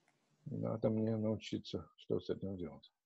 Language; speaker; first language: Russian; native; Russian